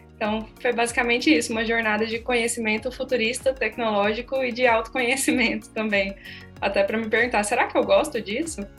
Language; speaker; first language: Portuguese; native; Portuguese